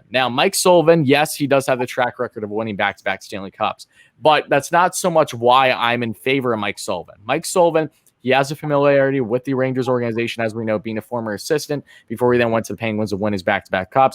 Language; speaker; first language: English; native; English